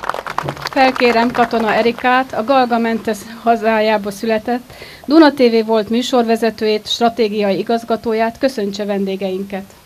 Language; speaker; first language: Hungarian; native; Hungarian